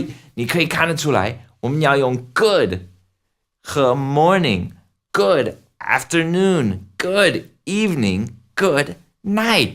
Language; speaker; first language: Chinese; non-native, fluent; English